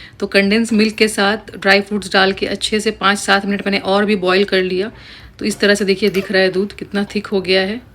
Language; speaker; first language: Hindi; native; Hindi